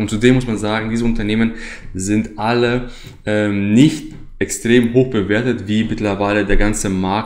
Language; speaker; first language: German; native; German